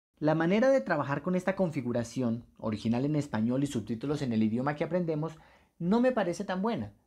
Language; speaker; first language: Spanish; native; Spanish